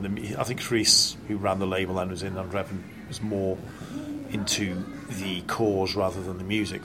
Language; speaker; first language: English; native; English